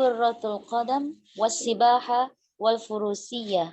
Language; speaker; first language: Arabic; non-native, learner; Indonesian